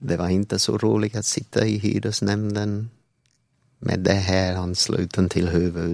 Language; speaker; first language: Swedish; non-native, fluent; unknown